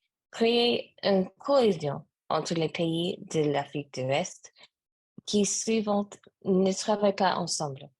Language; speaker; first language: French; non-native, learner; English